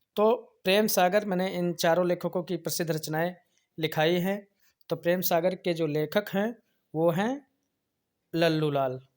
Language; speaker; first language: Hindi; native; Hindi